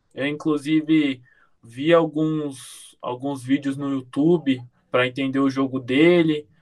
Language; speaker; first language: Portuguese; native; Portuguese